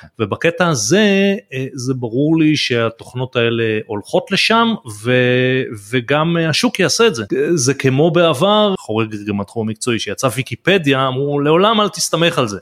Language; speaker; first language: Hebrew; native; Hebrew